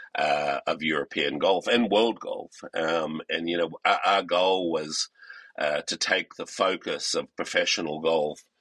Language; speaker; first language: English; native; English